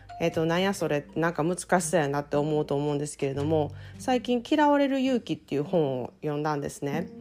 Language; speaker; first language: Japanese; native; Japanese